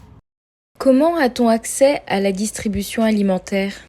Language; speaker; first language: French; native; French